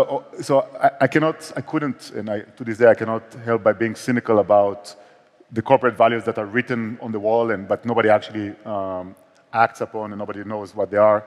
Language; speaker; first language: English; non-native, fluent; Hebrew